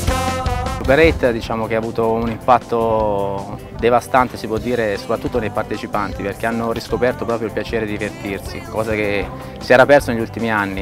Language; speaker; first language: Italian; native; Italian